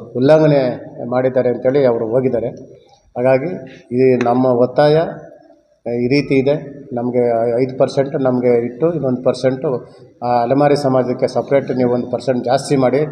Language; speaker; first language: Kannada; native; Kannada